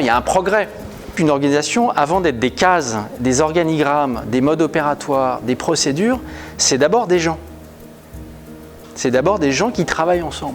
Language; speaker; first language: French; native; French